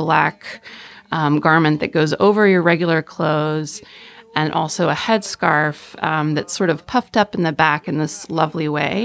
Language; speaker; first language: English; native; English